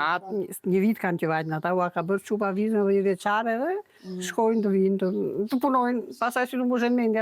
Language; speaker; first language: Albanian; native; Albanian